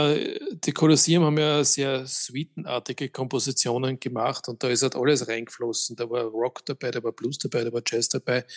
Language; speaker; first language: German; native; German